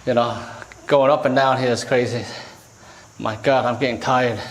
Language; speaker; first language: English; early bilingual, other home language; Vietnamese